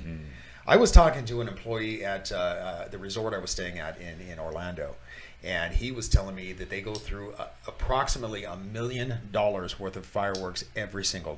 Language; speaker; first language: English; native; English